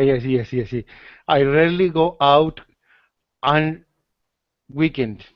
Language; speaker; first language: English; non-native, learner; Spanish